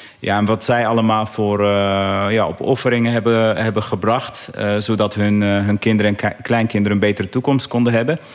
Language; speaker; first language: Dutch; early bilingual, other home language; Arabic